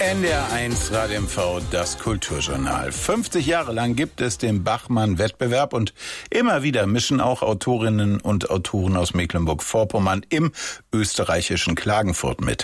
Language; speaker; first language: German; native; German